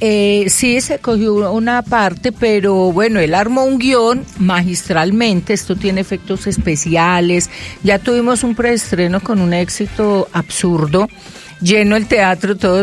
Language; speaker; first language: Spanish; native; Spanish